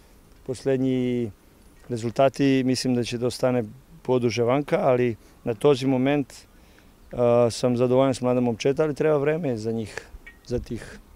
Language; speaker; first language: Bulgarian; non-native, learner; Serbian